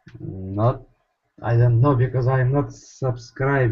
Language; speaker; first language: English; non-native, learner; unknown